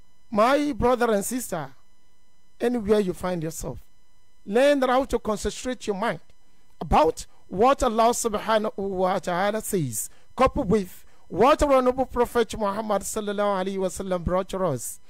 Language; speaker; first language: English; non-native, local second language; Yoruba